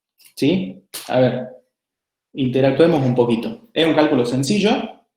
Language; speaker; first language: Spanish; native; Spanish